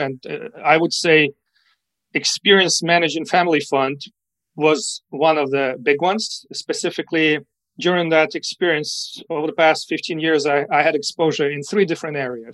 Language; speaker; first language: English; non-native, fluent; Ukrainian